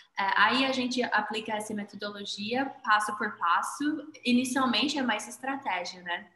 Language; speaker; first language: Portuguese; non-native, fluent; English